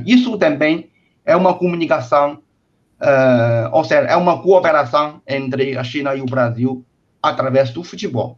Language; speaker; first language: Portuguese; non-native, fluent; Chinese